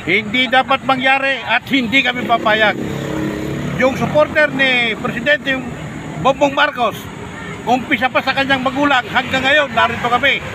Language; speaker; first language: Filipino; native; Filipino